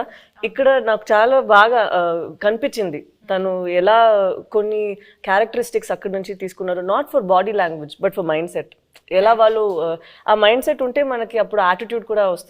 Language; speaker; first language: Telugu; non-native, fluent; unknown